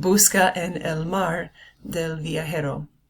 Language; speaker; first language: Spanish; non-native, fluent; English